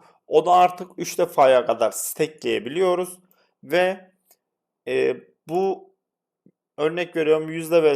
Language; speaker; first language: Turkish; native; Turkish